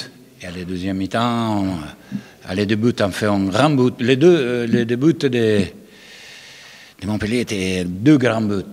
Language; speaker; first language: French; non-native, learner; Spanish